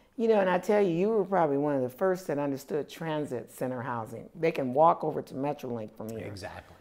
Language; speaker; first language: English; native; English